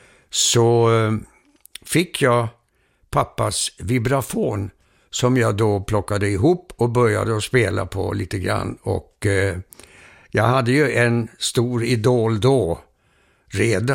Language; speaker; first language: Swedish; early bilingual, heritage; Swedish